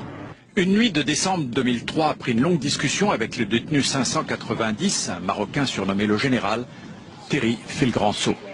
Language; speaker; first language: French; native; French